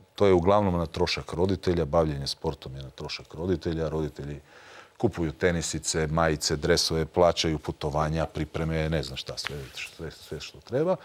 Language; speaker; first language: Croatian; native; Croatian